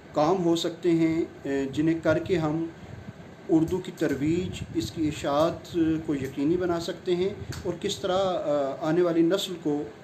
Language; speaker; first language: Urdu; non-native, local second language; Punjabi